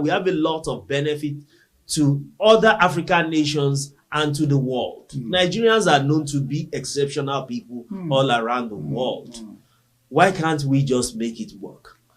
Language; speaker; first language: English; non-native, local second language; Yoruba